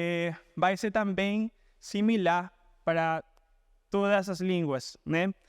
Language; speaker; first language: Portuguese; non-native, fluent; Spanish